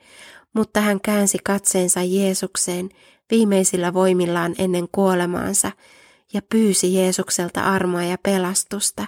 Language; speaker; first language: Finnish; native; Finnish